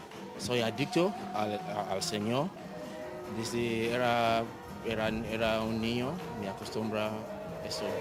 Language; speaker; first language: Spanish; non-native, learner; Yoruba